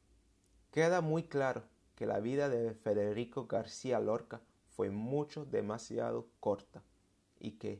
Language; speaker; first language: Spanish; non-native, fluent; English